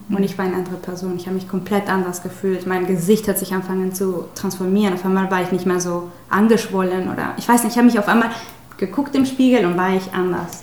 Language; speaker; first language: German; non-native, fluent; Spanish